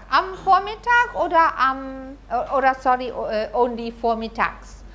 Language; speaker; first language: German; native; German